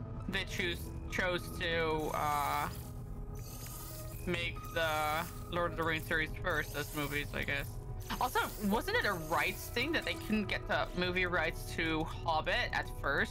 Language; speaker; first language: English; non-native, fluent; Dutch